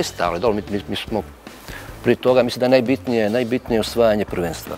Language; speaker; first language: Croatian; native; Croatian